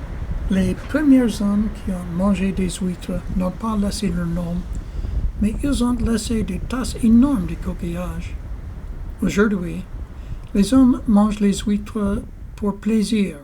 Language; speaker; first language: French; non-native, fluent; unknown